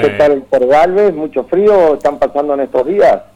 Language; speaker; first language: Spanish; native; Spanish